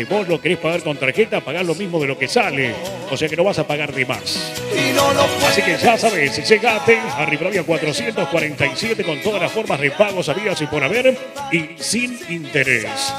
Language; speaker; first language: Spanish; native; Spanish